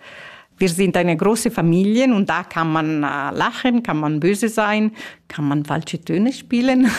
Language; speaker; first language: German; non-native, fluent; Italian